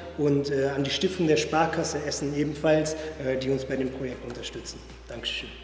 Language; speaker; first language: German; native; German